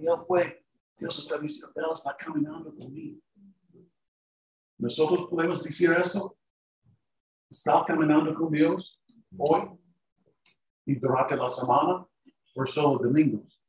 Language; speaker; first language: Spanish; non-native, learner; English